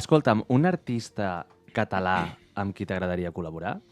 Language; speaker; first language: Catalan; native; Catalan